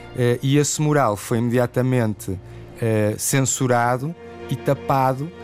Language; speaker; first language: Portuguese; native; Portuguese